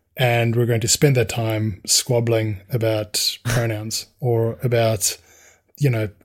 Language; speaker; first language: English; native; English